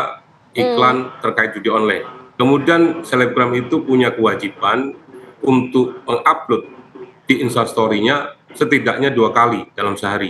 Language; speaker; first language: Indonesian; native; Indonesian